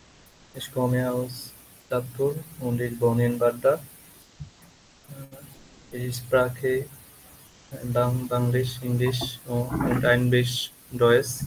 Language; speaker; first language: German; non-native, learner; Bangla